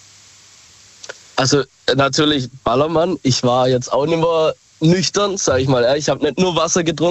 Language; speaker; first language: German; native; German